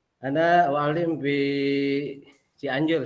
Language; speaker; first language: Arabic; non-native, learner; Indonesian